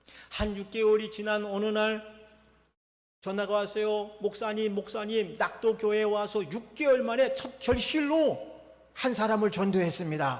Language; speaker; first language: Korean; native; Korean